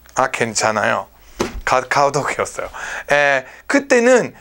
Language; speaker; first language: Korean; non-native, learner; English